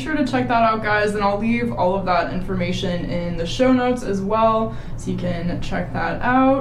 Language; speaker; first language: English; native; English